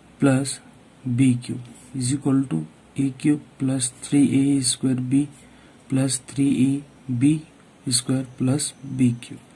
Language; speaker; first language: English; non-native, local second language; Hindi